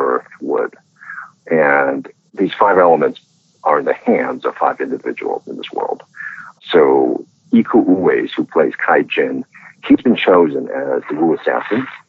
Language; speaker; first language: English; non-native, local second language; Cantonese